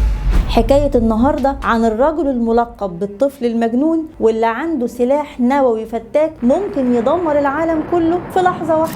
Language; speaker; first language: Arabic; native; Arabic